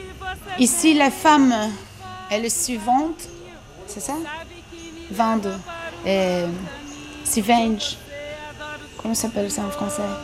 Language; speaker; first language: French; non-native, learner; Portuguese